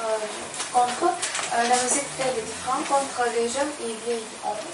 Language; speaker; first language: French; non-native, learner; Ukrainian